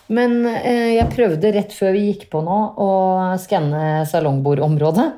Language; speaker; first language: Norwegian; native; Norwegian